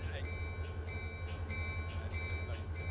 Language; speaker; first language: English; non-native, learner; French